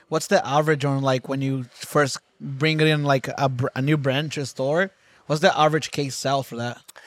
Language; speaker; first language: English; non-native, fluent; Portuguese